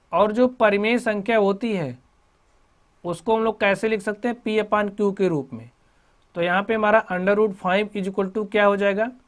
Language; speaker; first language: Hindi; native; Hindi